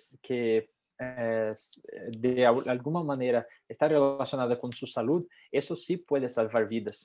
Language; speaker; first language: Spanish; non-native, fluent; Portuguese